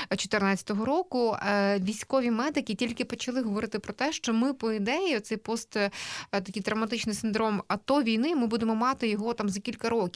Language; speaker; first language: Ukrainian; native; Ukrainian